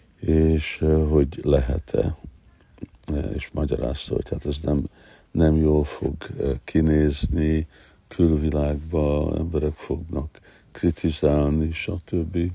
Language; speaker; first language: Hungarian; early bilingual, heritage; Hungarian